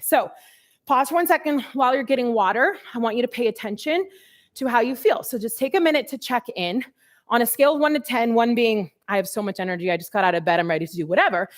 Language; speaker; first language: English; native; English